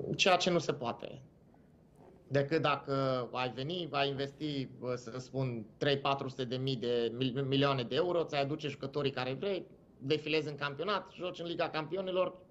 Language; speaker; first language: Romanian; native; Romanian